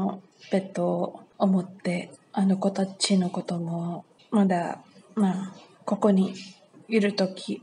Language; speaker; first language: Japanese; non-native, learner; English